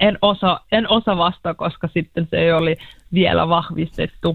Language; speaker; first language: Finnish; non-native, learner; Russian